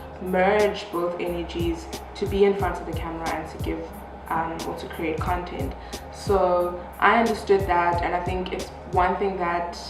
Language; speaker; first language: English; non-native, local second language; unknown